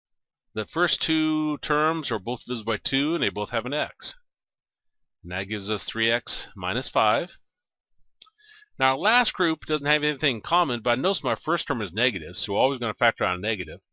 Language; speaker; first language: English; native; English